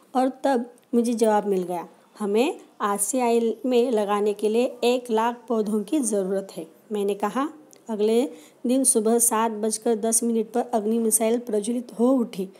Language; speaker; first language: Hindi; non-native, local second language; Marathi